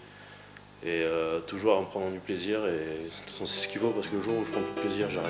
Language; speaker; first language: French; native; French